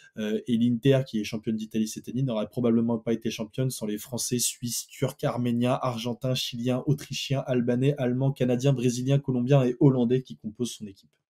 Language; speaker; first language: French; native; French